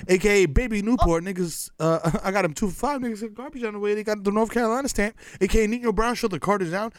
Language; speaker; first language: English; early bilingual, other home language; Spanish